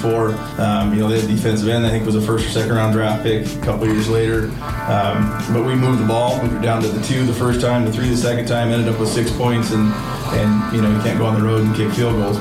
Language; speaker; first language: English; native; English